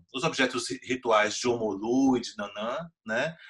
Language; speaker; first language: Portuguese; native; Portuguese